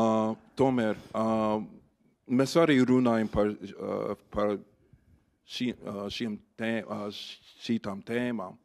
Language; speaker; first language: Latvian; non-native, fluent; English